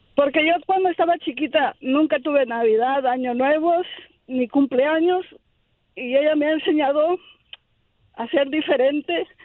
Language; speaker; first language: Spanish; native; Spanish